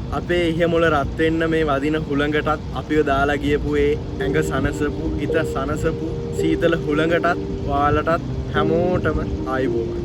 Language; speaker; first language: Sinhala; native; Sinhala